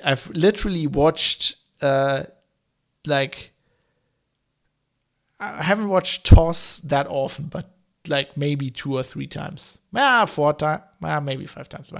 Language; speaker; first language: English; non-native, fluent; German